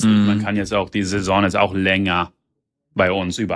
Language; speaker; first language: German; early bilingual, heritage; German